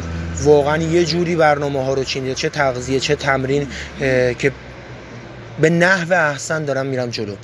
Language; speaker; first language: Persian; native; Persian